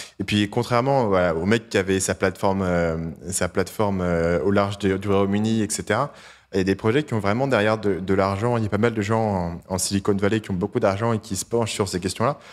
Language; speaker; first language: French; native; French